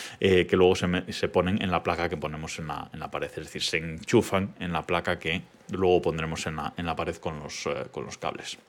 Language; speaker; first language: Spanish; native; Spanish